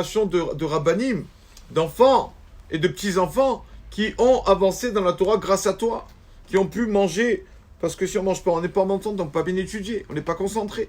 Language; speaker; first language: French; native; French